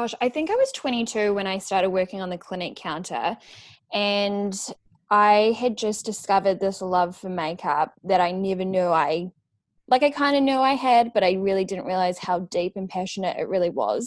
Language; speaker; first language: English; native; English